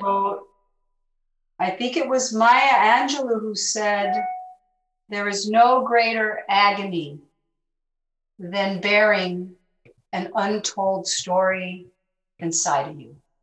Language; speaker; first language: English; early bilingual, other home language; Spanish